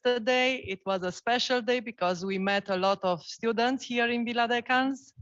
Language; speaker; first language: English; non-native, fluent; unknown